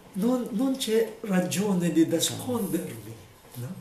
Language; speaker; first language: Italian; non-native, fluent; Filipino